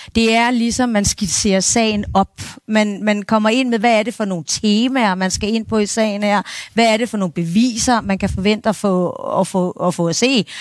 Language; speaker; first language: Danish; native; Danish